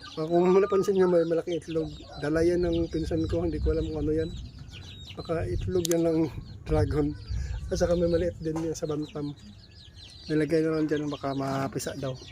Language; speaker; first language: Filipino; non-native, local second language; Cebuano